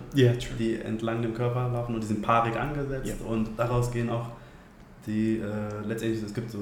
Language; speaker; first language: German; native; German